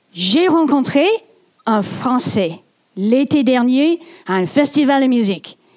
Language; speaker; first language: French; non-native, fluent; English